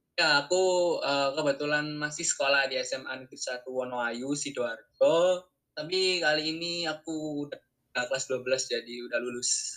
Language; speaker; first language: Indonesian; native; Indonesian